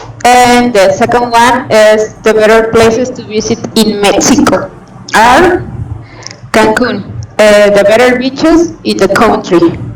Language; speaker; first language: English; non-native, fluent; Spanish